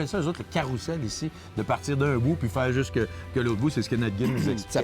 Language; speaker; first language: French; native; French